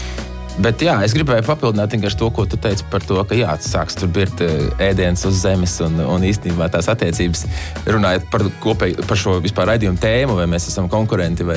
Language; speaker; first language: Latvian; native; Latvian